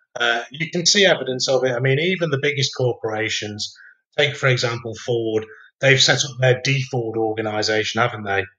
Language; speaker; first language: English; native; English